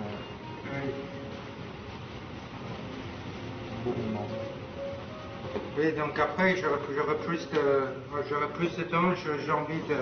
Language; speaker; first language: French; non-native, fluent; Chinese